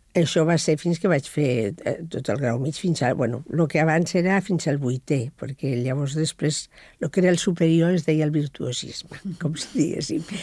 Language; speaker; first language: Catalan; non-native, local second language; Spanish